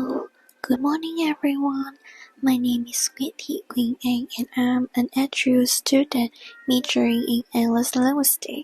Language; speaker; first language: English; non-native, learner; Vietnamese